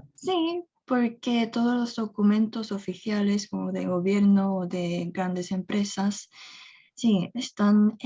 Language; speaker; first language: Spanish; non-native, fluent; Korean